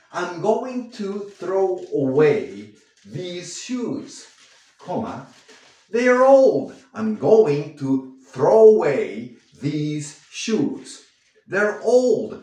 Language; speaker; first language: English; non-native, fluent; Spanish